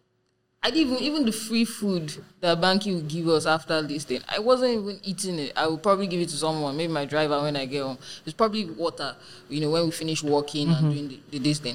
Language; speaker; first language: English; non-native, local second language; Yoruba